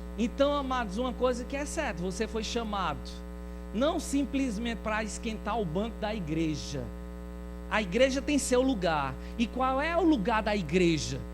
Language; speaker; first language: Portuguese; native; Portuguese